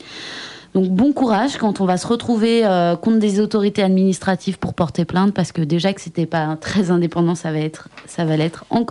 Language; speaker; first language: French; native; French